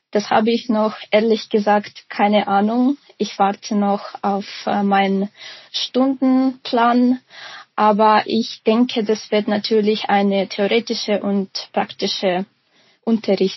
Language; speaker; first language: German; non-native, fluent; Ukrainian